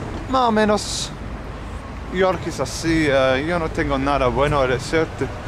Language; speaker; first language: Spanish; non-native, learner; English